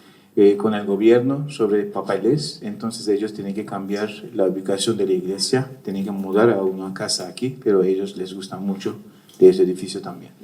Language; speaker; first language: Spanish; non-native, fluent; Turkish